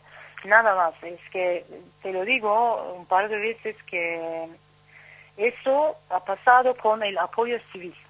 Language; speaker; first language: Spanish; non-native, learner; Turkish